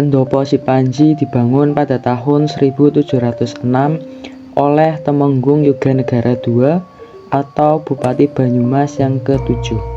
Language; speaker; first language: Indonesian; native; Indonesian